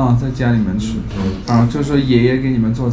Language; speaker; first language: Chinese; non-native, fluent; English